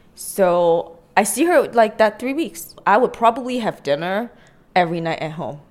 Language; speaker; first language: English; non-native, local second language; Cantonese